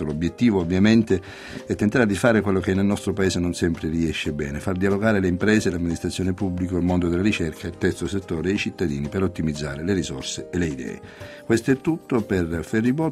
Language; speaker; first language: Italian; native; Italian